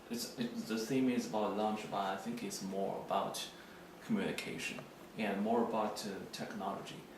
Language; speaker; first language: English; non-native, fluent; Chinese